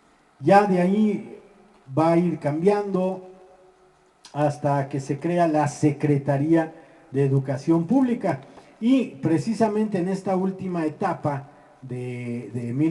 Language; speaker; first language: Spanish; native; Spanish